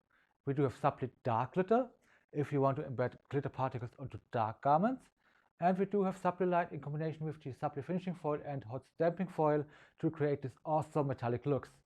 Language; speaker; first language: English; non-native, fluent; German